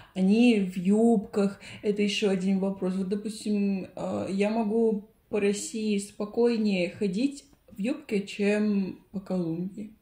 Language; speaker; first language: Russian; non-native, fluent; Spanish